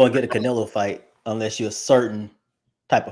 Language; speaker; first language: English; native; English